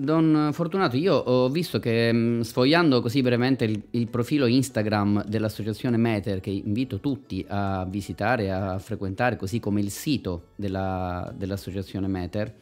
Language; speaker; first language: Italian; native; Italian